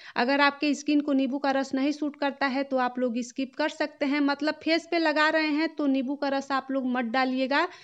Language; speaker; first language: Hindi; native; Hindi